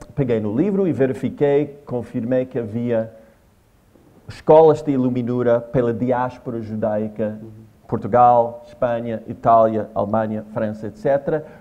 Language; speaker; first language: Portuguese; non-native, fluent; English